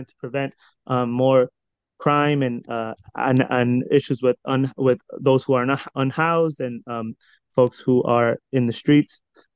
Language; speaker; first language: English; native; English